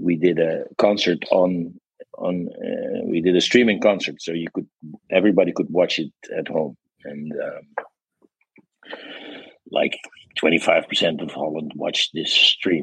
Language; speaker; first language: English; non-native, fluent; Dutch